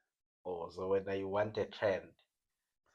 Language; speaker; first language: English; non-native, local second language; Zulu